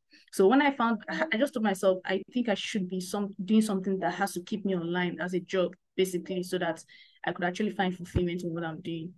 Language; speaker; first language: English; non-native, local second language; Igbo